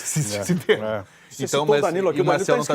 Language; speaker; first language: Portuguese; native; Portuguese